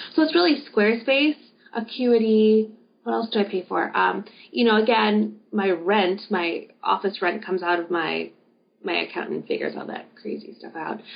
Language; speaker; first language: English; native; English